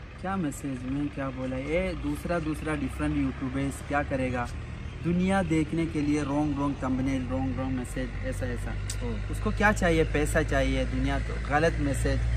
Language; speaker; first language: Hindi; non-native, local second language; Malayalam